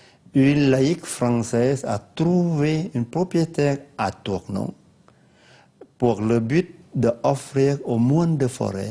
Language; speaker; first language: French; non-native, learner; Lao